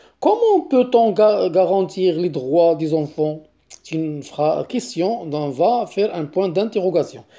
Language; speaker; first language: French; non-native, local second language; Arabic